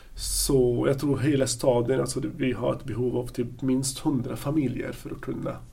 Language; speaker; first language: Swedish; non-native, fluent; Arabic